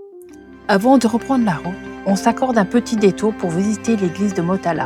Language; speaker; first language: French; native; French